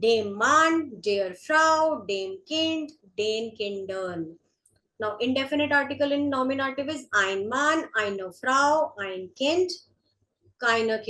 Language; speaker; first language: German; non-native, fluent; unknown